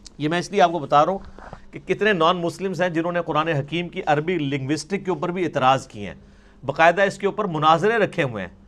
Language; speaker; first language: Urdu; non-native, local second language; Punjabi